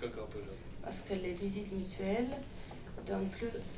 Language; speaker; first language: French; non-native, fluent; Armenian